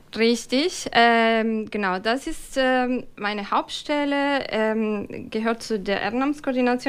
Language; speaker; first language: German; non-native, fluent; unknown